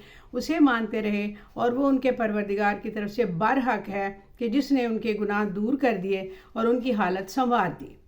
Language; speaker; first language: Urdu; native; Urdu